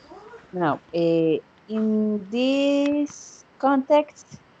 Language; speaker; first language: English; non-native, learner; Spanish